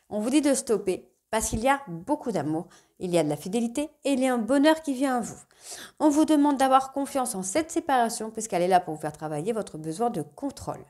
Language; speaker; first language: French; native; French